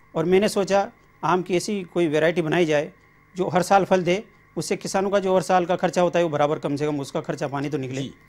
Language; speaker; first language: Hindi; native; Hindi